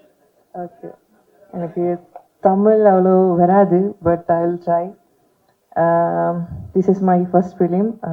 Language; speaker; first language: Tamil; non-native, learner; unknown